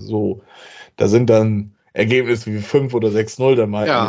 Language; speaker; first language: German; native; German